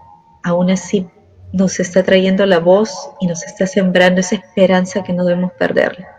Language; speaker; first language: Spanish; native; Spanish